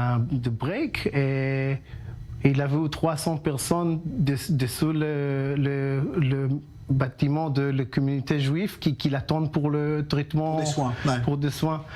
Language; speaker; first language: French; non-native, learner; Hebrew